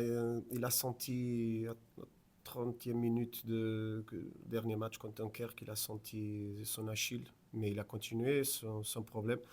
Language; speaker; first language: French; non-native, fluent; Portuguese